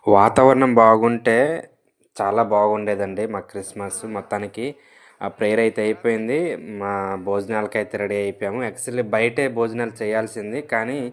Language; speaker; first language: Telugu; native; Telugu